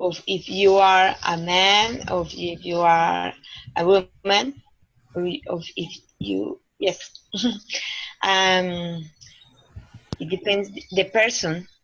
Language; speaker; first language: English; non-native, learner; Spanish